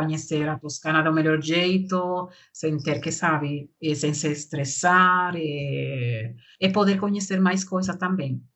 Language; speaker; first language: Portuguese; non-native, learner; Spanish